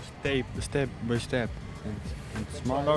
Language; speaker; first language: English; non-native, learner; Turkish